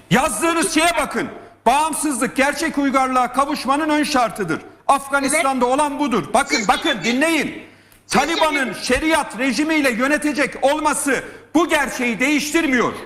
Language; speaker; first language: Turkish; native; Turkish